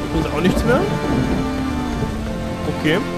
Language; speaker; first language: German; native; German